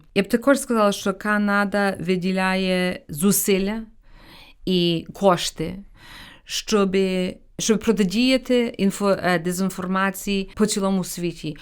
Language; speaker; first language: Ukrainian; early bilingual, heritage; Ukrainian